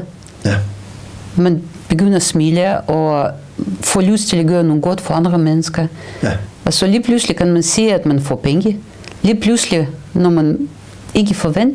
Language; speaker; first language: Danish; non-native, fluent; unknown